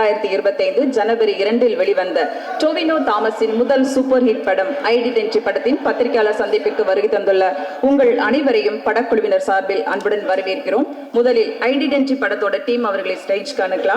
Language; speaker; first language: Tamil; native; Tamil